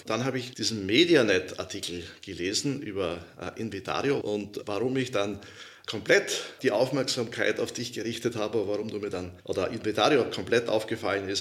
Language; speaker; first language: German; native; German